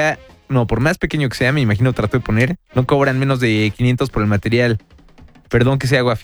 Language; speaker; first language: Spanish; native; Spanish